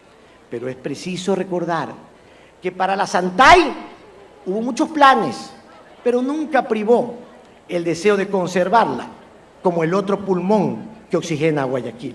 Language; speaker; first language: Spanish; native; Spanish